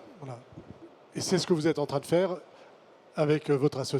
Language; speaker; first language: French; native; French